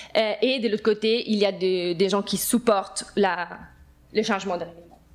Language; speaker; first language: French; non-native, fluent; Italian